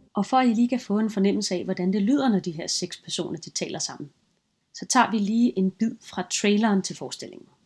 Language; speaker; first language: Danish; native; Danish